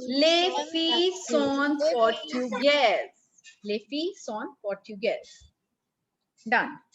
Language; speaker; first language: French; non-native, fluent; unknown